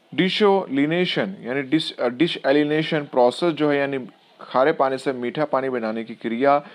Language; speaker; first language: Hindi; non-native, local second language; Gujarati